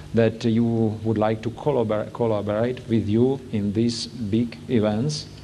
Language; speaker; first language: English; non-native, learner; Slovak